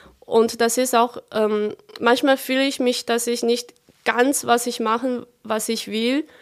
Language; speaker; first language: German; non-native, fluent; Chinese